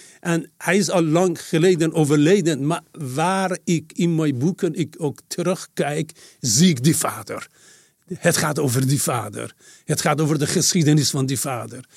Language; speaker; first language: Dutch; non-native, fluent; Persian